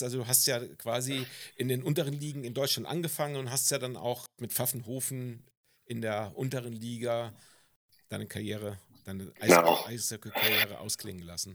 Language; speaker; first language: German; native; German